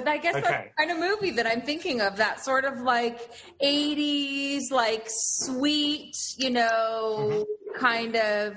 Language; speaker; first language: English; native; English